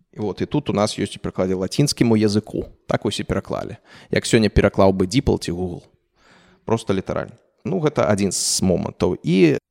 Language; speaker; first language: Belarusian; non-native, local second language; Russian